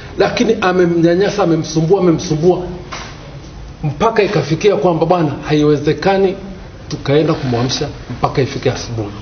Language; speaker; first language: Swahili; native; Swahili